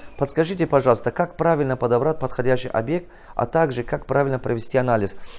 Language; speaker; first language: Russian; non-native, local second language; Tajik